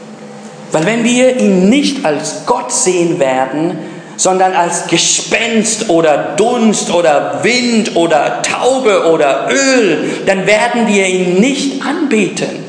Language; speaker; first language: German; early bilingual, other home language; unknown